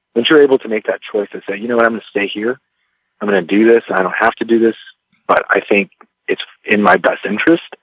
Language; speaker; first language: English; early bilingual, other home language; Spanish